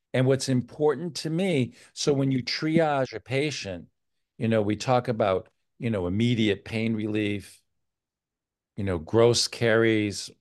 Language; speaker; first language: English; native; English